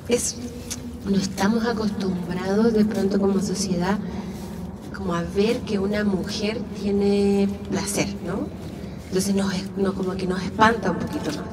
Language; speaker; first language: Spanish; native; Spanish